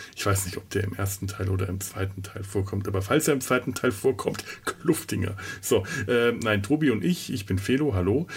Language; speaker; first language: German; native; German